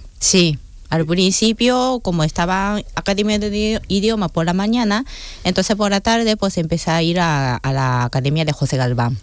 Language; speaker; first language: Spanish; non-native, fluent; Japanese